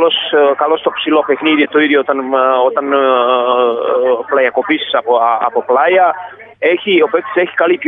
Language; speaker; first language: Greek; non-native, fluent; Serbian